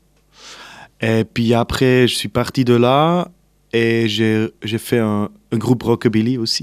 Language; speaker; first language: French; non-native, local second language; Swiss German